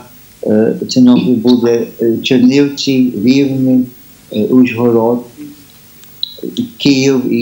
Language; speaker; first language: Ukrainian; early bilingual, heritage; Ukrainian